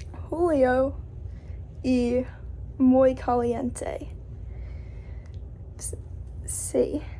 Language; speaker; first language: Spanish; non-native, learner; English